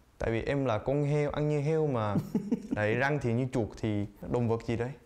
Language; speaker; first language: Vietnamese; early bilingual, other home language; Korean